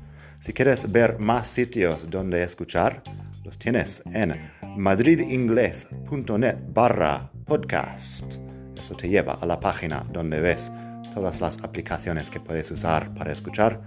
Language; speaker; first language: Spanish; non-native, fluent; English